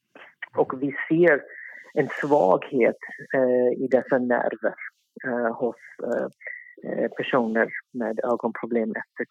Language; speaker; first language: Swedish; non-native, fluent; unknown